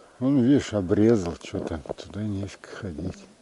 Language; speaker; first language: Russian; native; Russian